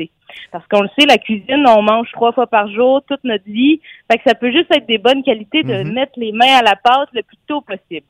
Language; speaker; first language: French; native; French